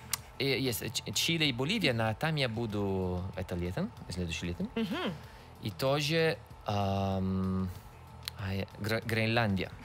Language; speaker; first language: Russian; non-native, learner; Italian